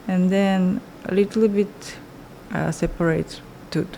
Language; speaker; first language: English; non-native, learner; Japanese